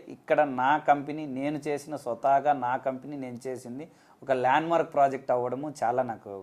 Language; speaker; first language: Telugu; native; Telugu